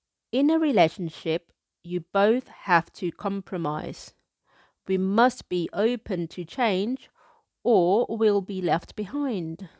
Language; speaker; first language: English; non-native, fluent; Thai